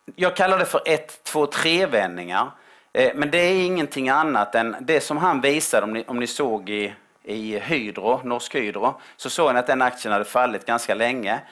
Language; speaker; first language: Swedish; native; Swedish